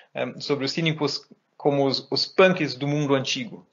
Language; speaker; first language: Portuguese; native; Portuguese